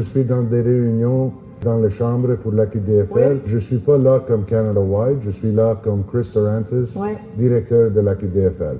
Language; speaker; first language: French; non-native, local second language; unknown